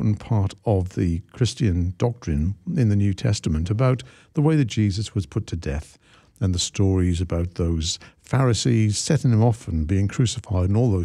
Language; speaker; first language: English; native; English